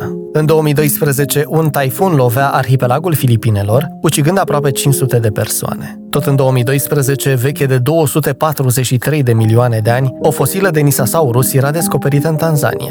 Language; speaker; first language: Romanian; native; Romanian